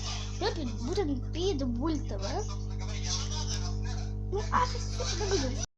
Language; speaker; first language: Russian; non-native, learner; Lithuanian